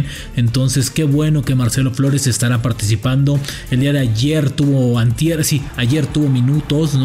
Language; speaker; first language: Spanish; native; Spanish